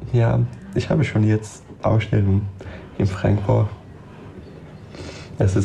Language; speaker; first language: German; non-native, learner; Persian